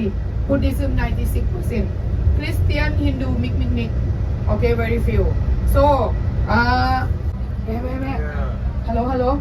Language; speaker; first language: English; non-native, learner; Thai